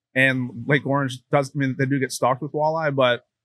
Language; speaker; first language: English; native; English